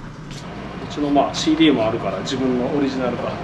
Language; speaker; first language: Japanese; native; Japanese